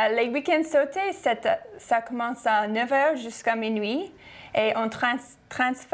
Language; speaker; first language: French; non-native, fluent; English